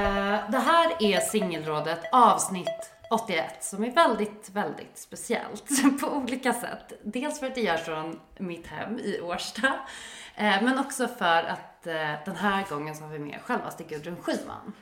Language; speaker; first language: Swedish; native; Swedish